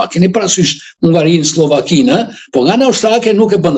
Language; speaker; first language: Albanian; native; Albanian